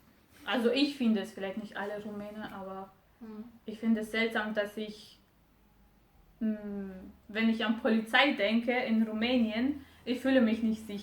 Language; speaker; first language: German; non-native, fluent; Romanian